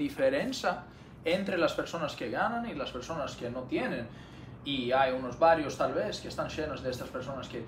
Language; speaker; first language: Spanish; non-native, learner; Greek